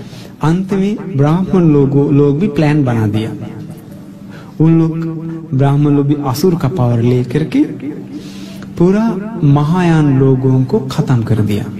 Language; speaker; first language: Hindi; non-native, fluent; Sinhala